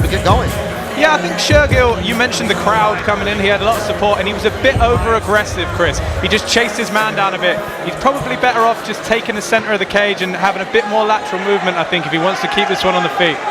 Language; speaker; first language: English; native; English